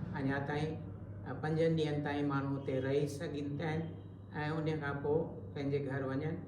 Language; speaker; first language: Sindhi; early bilingual, heritage; Sindhi